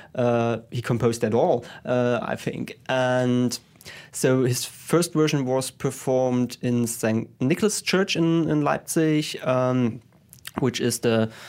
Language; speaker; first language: English; non-native, fluent; German